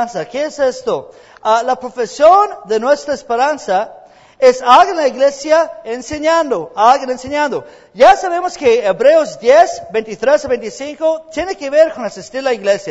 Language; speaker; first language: Spanish; non-native, fluent; English